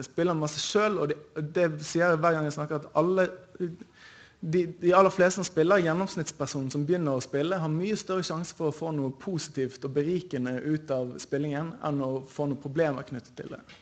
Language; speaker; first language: Norwegian; native; Norwegian